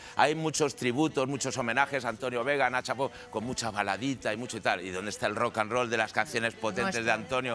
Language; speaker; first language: Spanish; native; Spanish